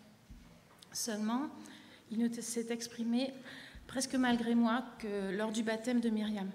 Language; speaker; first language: French; native; French